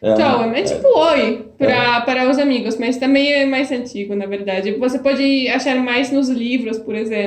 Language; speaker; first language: Portuguese; non-native, fluent; Polish